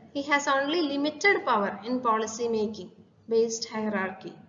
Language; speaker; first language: English; non-native, local second language; Malayalam